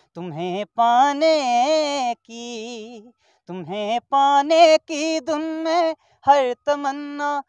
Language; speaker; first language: Hindi; native; Hindi